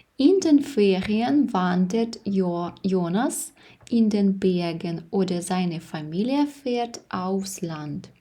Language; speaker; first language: German; non-native, fluent; Ukrainian